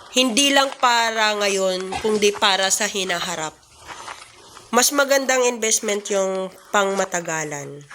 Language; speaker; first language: Filipino; non-native, local second language; Hiligaynon